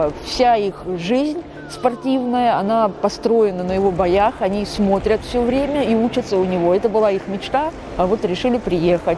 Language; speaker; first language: Russian; native; Russian